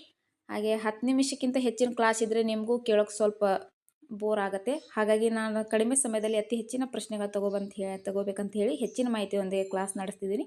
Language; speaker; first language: Kannada; native; Kannada